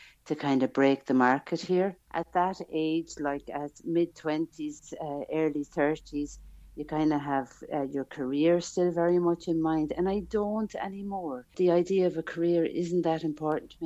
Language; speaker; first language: English; native; English